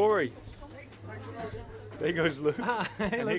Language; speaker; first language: English; native; English